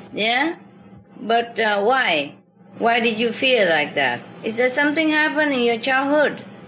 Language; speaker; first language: English; non-native, fluent; Vietnamese